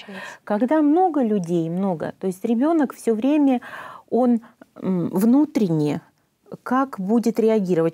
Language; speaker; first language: Russian; native; Russian